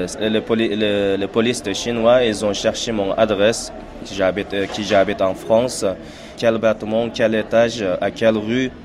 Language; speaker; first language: French; non-native, learner; Uyghur